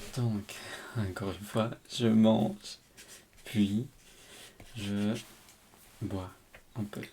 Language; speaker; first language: French; non-native, fluent; Spanish